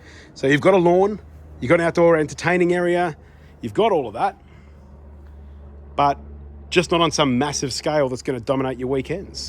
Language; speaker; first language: English; native; English